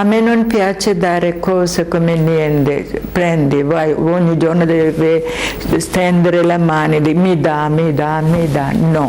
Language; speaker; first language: Italian; non-native, learner; Malayalam